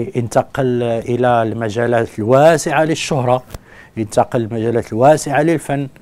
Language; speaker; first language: Arabic; non-native, local second language; Berber languages